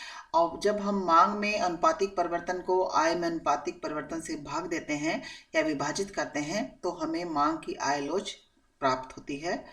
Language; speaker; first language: Hindi; native; Hindi